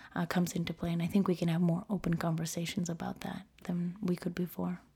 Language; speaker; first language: English; early bilingual, other home language; Spanish